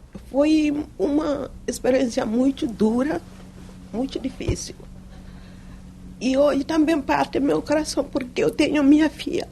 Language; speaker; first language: Portuguese; non-native, fluent; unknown